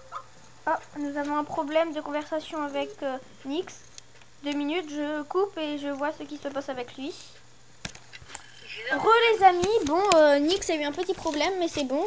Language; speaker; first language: French; native; French